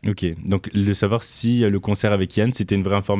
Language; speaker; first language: French; native; French